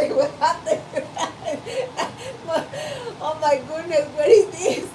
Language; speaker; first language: English; non-native, learner; Spanish